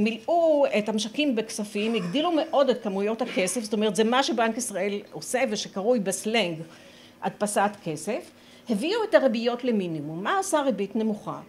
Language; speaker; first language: Hebrew; native; Hebrew